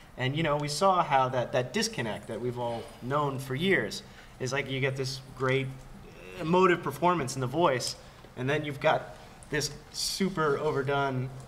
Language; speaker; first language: English; native; English